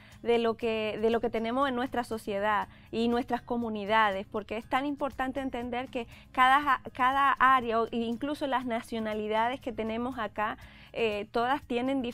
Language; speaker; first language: Spanish; native; Spanish